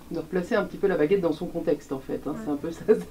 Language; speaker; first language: French; native; French